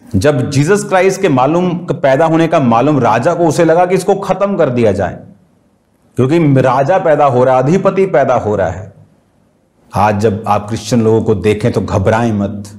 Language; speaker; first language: Hindi; native; Hindi